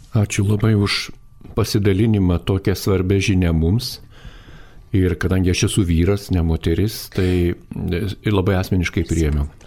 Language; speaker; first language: Lithuanian; native; Lithuanian